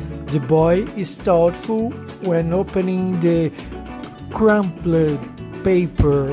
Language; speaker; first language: English; non-native, fluent; Portuguese